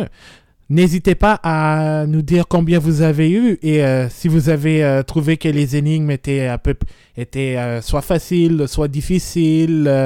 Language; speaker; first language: French; native; French